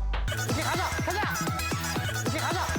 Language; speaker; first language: Korean; native; Korean